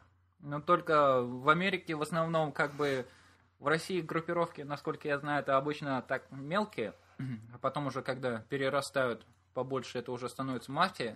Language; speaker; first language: Russian; native; Russian